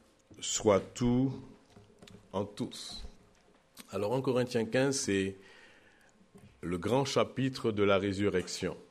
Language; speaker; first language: French; native; French